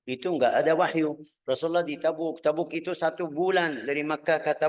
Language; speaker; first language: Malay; non-native, fluent; Arabic